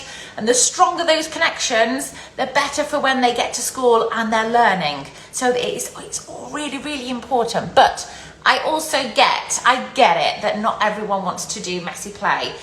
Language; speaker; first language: English; native; English